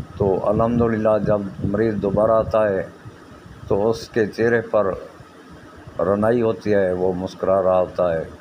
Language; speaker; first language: Urdu; non-native, local second language; Saraiki